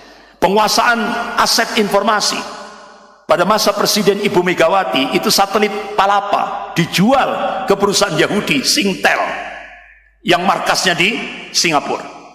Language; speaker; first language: Indonesian; non-native, local second language; Javanese